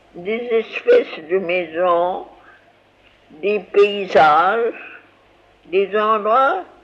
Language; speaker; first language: French; native; French